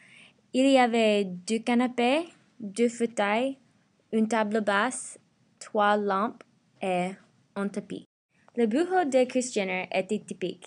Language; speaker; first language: French; non-native, learner; English